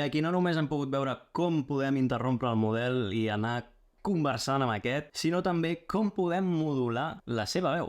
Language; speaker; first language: Catalan; native; Catalan